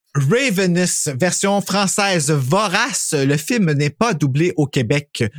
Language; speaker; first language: French; native; French